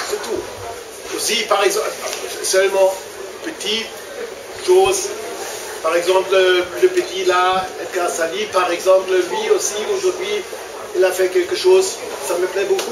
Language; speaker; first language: French; non-native, fluent; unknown